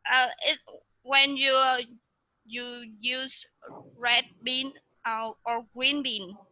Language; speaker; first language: English; non-native, learner; Vietnamese